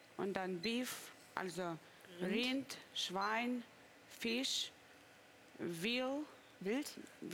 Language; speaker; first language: German; non-native, fluent; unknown